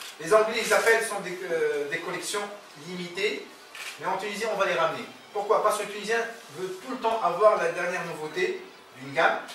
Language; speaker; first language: French; non-native, local second language; Arabic